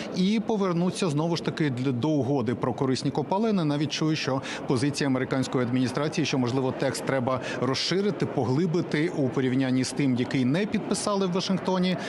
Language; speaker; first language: Ukrainian; native; Ukrainian